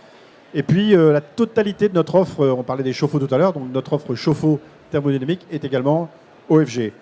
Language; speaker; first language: French; native; French